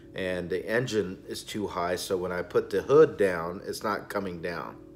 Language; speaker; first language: English; native; English